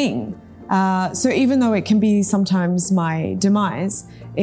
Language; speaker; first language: English; early bilingual, other home language; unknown